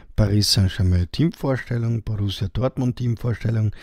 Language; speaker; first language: German; native; German